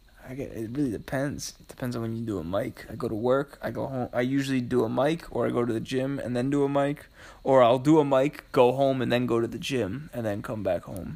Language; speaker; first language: English; native; English